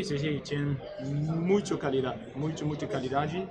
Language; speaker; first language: Portuguese; non-native, learner; Spanish